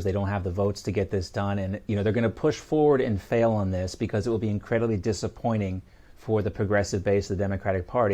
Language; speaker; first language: English; native; English